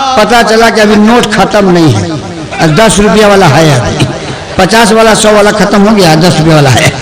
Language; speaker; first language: Hindi; non-native, local second language; Bhojpuri